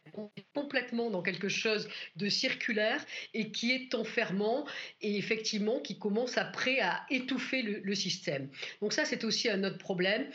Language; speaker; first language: French; native; French